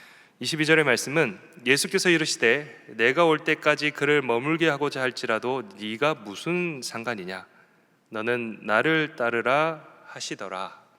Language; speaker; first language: Korean; native; Korean